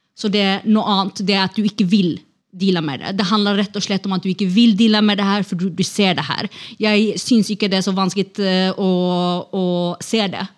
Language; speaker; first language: Norwegian; non-native, fluent; Kurdish